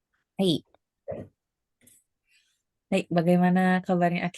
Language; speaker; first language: Indonesian; native; Indonesian